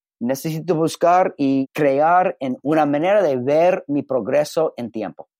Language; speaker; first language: Spanish; non-native, learner; English